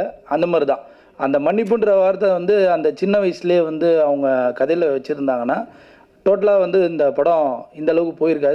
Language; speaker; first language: Tamil; native; Tamil